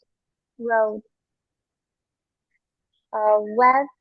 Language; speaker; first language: English; non-native, learner; Vietnamese